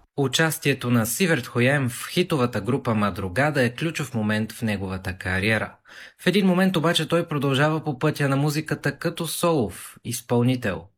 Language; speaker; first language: Bulgarian; native; Bulgarian